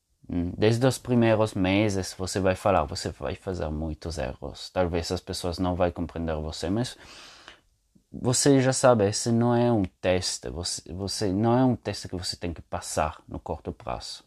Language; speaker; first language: Portuguese; non-native, fluent; Italian